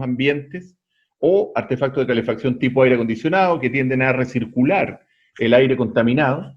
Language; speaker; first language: Spanish; native; Spanish